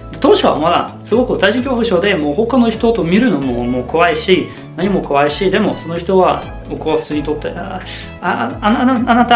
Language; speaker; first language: Japanese; non-native, fluent; German